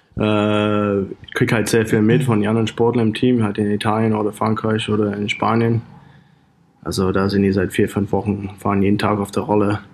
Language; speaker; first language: German; non-native, fluent; English